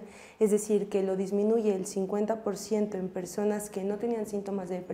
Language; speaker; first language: Spanish; native; Spanish